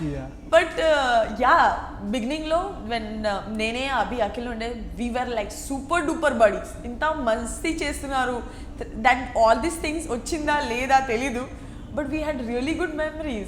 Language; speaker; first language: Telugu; non-native, learner; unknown